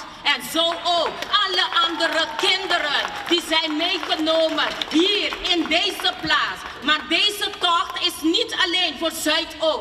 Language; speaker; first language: Dutch; non-native, fluent; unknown